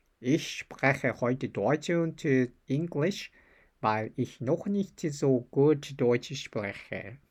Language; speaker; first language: German; non-native, learner; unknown